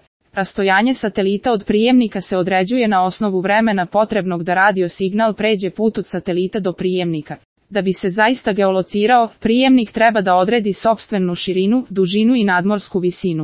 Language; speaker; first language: Croatian; native; Croatian